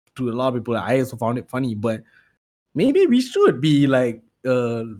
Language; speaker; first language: English; non-native, local second language; Tamil